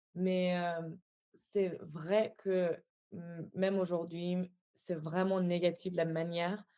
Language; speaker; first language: French; non-native, fluent; Persian